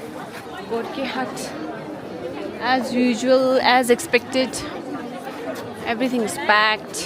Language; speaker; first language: English; non-native, local second language; Tibetan